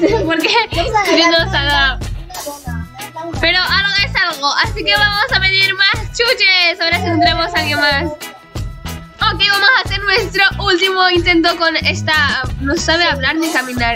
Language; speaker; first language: Spanish; native; Spanish